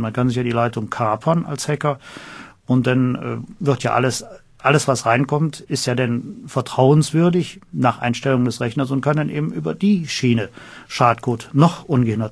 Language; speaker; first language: German; native; German